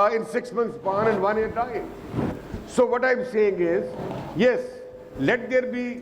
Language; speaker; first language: English; non-native, local second language; Urdu